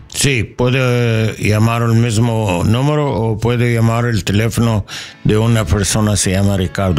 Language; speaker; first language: Spanish; non-native, learner; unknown